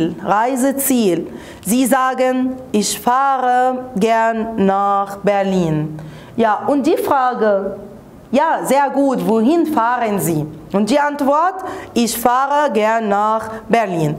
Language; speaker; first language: German; non-native, fluent; Arabic